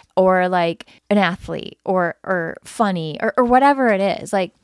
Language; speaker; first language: English; native; English